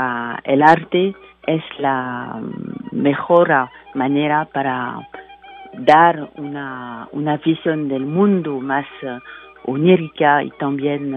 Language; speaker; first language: Spanish; non-native, fluent; French